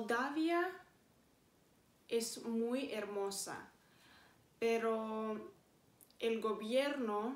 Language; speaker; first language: Spanish; non-native, fluent; Romanian